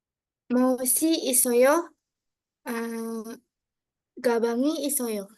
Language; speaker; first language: Korean; non-native, learner; Indonesian